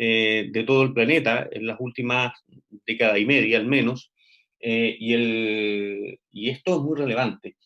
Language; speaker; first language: Spanish; native; Spanish